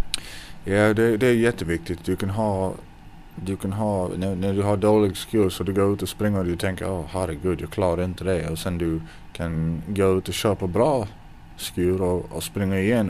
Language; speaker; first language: Swedish; non-native, fluent; English